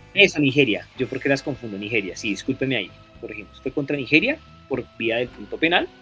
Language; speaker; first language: Spanish; native; Spanish